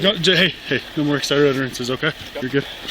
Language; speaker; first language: English; native; English